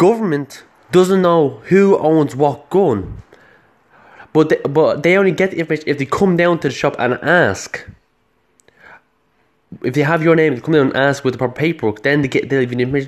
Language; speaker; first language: English; native; English